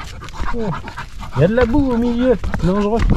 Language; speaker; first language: French; native; French